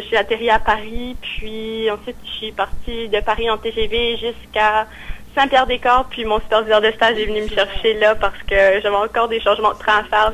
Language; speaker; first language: French; native; French